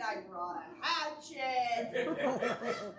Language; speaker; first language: English; native; English